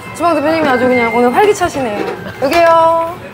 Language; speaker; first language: Korean; native; Korean